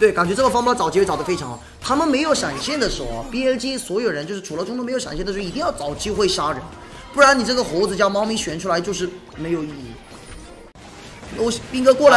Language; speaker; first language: Chinese; native; Chinese